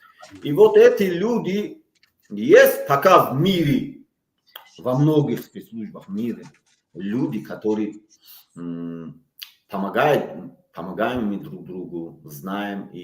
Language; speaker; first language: Russian; non-native, local second language; Tajik